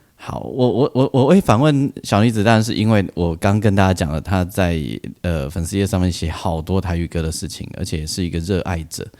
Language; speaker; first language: Chinese; native; Chinese